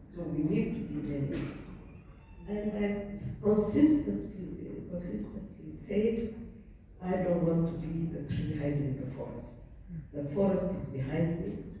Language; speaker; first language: English; non-native, local second language; Amharic